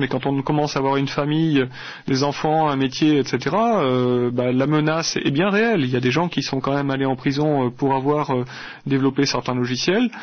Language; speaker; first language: French; native; French